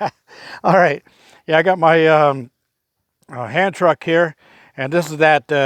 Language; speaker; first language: English; native; English